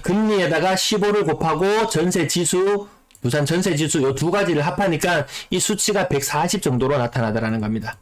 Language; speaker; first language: Korean; native; Korean